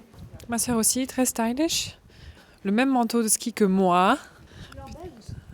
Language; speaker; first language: French; native; French